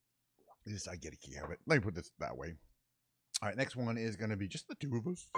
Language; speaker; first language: English; native; English